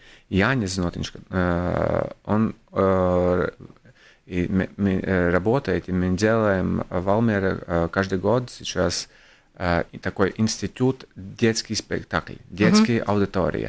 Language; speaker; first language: Russian; non-native, local second language; Latvian